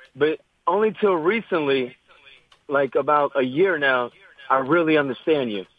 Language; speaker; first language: English; native; English